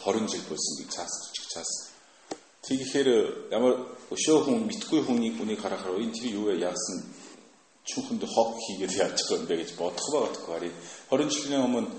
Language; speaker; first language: Mongolian; non-native, fluent; Korean